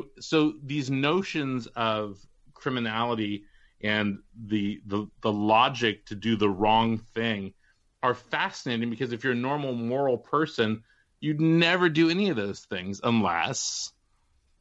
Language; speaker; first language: English; native; English